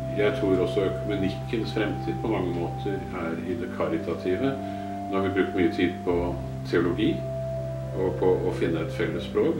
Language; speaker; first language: Norwegian; native; Norwegian